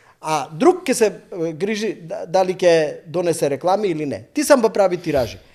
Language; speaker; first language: Macedonian; native; Macedonian